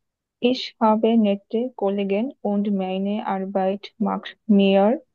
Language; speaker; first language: German; non-native, learner; Bangla